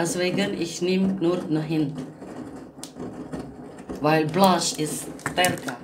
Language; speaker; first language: German; non-native, learner; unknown